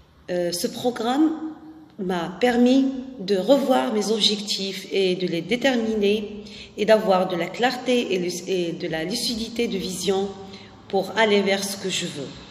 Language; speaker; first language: French; non-native, local second language; Arabic